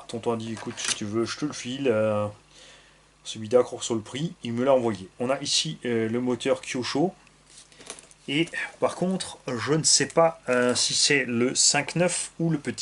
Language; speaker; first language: French; native; French